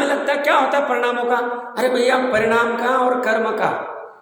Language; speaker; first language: Hindi; native; Hindi